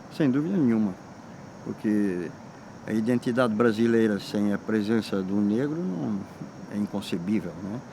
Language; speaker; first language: Portuguese; native; Portuguese